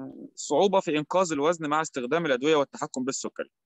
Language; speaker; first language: Arabic; native; Arabic